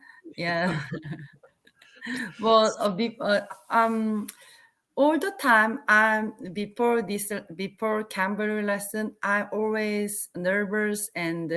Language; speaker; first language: English; non-native, learner; Korean